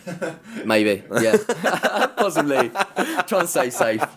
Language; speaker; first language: English; native; English